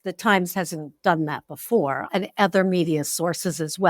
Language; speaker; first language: English; native; English